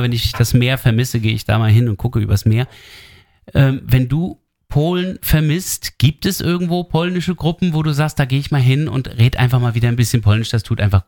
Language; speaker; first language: German; native; German